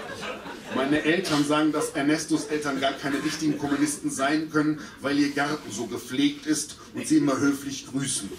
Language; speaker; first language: German; native; German